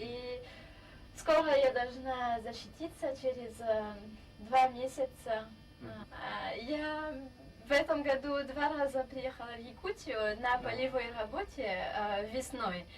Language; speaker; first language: Russian; non-native, fluent; French